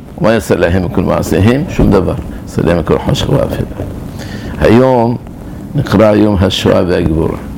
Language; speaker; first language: Hebrew; early bilingual, other home language; Arabic